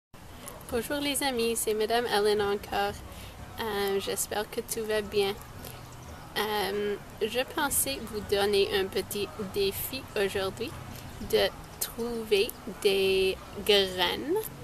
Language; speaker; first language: French; non-native, local second language; English